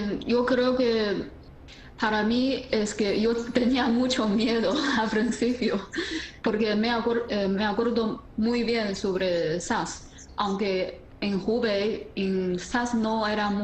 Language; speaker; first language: Spanish; non-native, fluent; Chinese